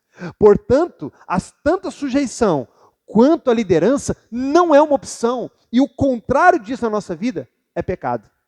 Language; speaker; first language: Portuguese; native; Portuguese